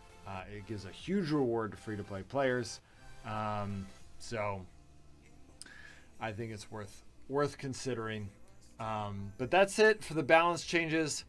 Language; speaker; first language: English; native; English